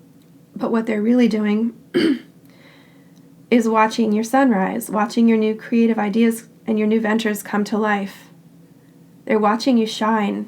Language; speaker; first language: English; native; English